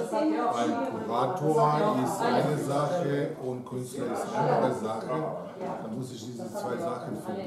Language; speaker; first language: German; non-native, fluent; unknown